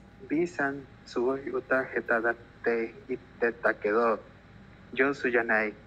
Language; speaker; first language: Japanese; non-native, learner; Spanish